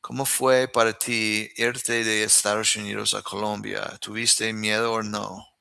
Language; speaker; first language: Spanish; non-native, learner; English